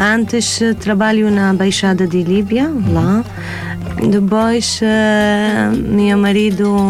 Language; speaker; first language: Portuguese; non-native, learner; Arabic